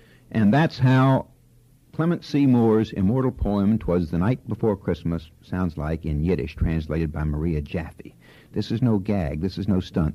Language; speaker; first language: English; native; English